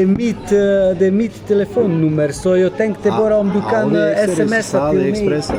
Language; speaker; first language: Swedish; non-native, learner; Croatian